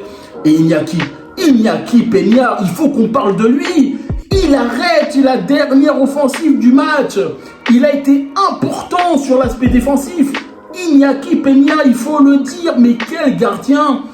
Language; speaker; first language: French; native; French